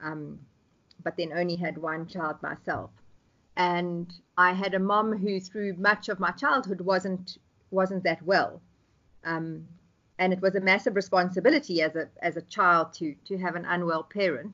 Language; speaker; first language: English; native; English